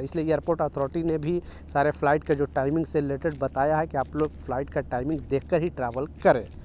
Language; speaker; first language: Hindi; native; Hindi